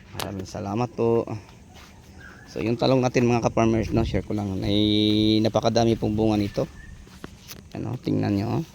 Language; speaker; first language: Filipino; native; Filipino